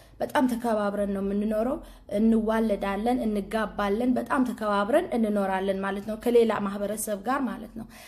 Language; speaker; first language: Amharic; non-native, fluent; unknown